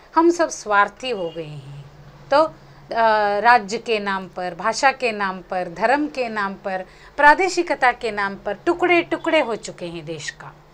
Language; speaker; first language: Hindi; non-native, local second language; Konkani